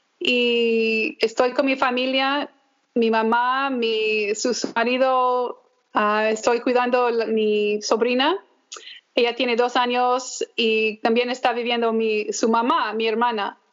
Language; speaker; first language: Spanish; early bilingual, heritage; English